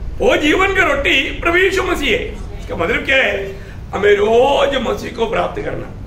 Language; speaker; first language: Hindi; non-native, local second language; Malayalam